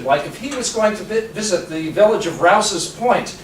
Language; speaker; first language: English; native; English